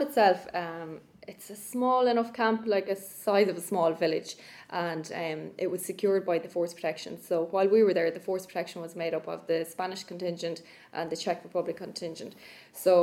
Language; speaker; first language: English; native; English